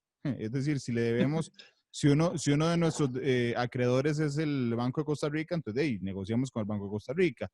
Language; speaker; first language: Spanish; native; Spanish